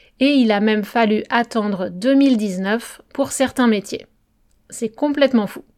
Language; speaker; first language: French; native; French